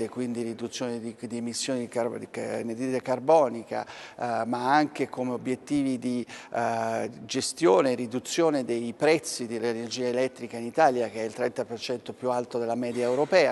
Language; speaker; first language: Italian; native; Italian